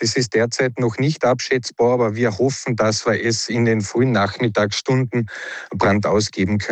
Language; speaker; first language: German; native; German